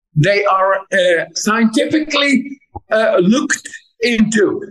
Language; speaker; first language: English; non-native, fluent; Dutch